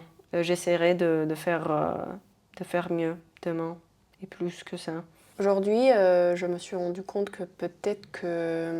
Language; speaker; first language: French; non-native, fluent; Spanish